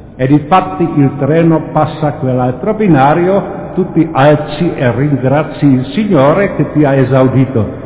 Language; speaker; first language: Italian; non-native, fluent; Czech